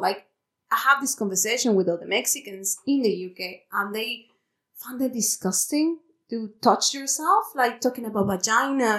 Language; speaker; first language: English; non-native, fluent; Spanish